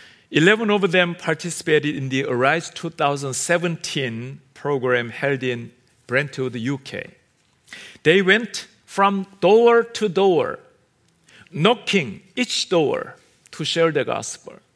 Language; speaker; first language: English; non-native, fluent; Korean